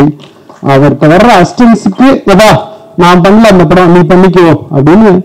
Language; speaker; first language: Tamil; native; Tamil